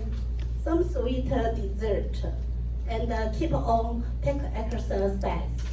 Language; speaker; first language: English; non-native, learner; Chinese